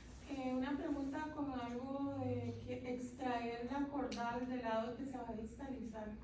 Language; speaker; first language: Spanish; native; Spanish